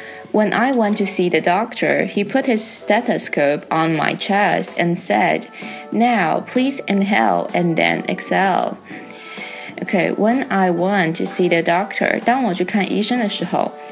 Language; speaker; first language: English; non-native, fluent; Chinese